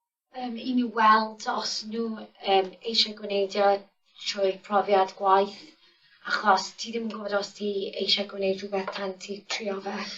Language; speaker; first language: Welsh; non-native, local second language; English